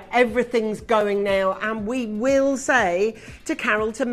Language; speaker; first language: English; native; English